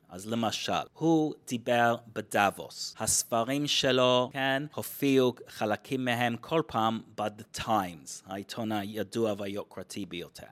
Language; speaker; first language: Hebrew; non-native, fluent; English